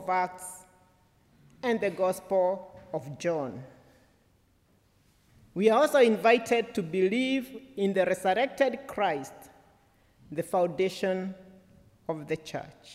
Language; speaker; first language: English; non-native, local second language; Kikuyu